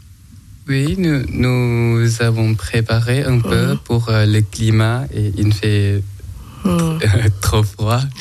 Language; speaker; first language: French; non-native, learner; Thai